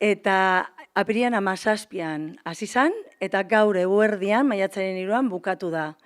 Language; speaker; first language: Basque; native; Basque